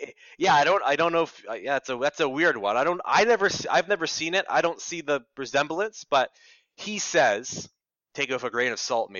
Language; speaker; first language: English; native; English